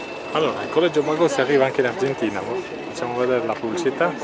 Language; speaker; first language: Italian; native; Italian